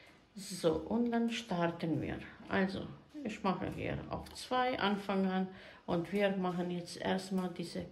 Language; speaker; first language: German; non-native, fluent; Croatian